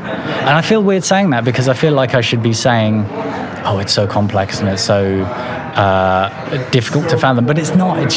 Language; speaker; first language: English; native; English